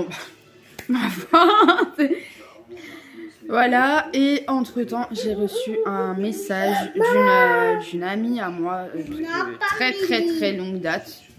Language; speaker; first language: French; native; French